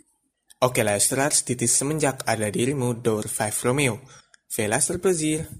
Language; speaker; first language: Dutch; non-native, fluent; Indonesian